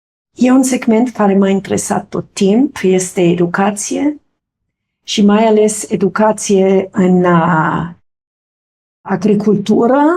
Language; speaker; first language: Romanian; non-native, fluent; German